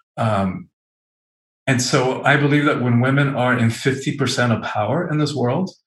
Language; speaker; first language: English; early bilingual, other home language; Spanish